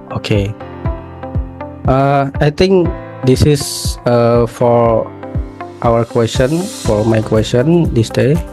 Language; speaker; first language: English; non-native, learner; Indonesian